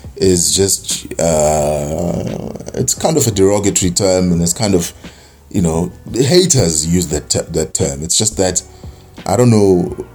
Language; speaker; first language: English; non-native, local second language; Zulu